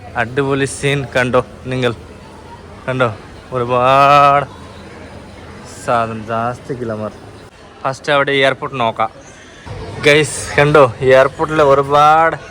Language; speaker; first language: Malayalam; non-native, learner; Bangla